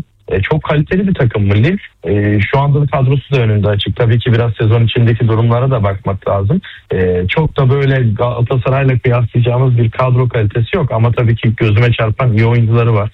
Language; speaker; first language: Turkish; native; Turkish